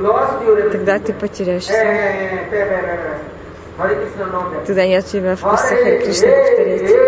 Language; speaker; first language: Russian; non-native, fluent; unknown